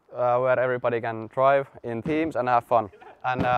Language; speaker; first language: English; non-native, fluent; Finnish